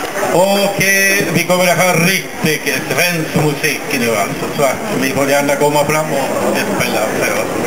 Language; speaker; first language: Swedish; non-native, fluent; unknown